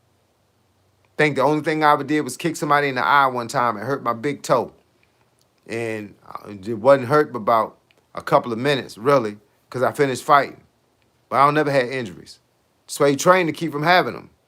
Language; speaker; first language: English; native; English